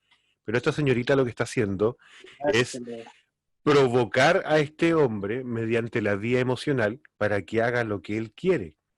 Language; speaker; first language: Spanish; native; Spanish